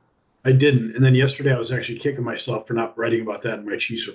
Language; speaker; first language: English; native; English